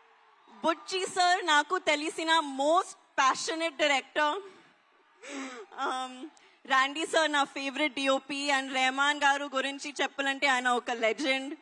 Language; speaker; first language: Telugu; non-native, learner; Hindi